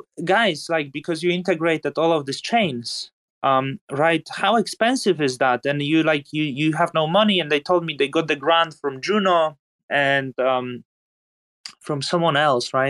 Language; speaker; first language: English; non-native, fluent; Polish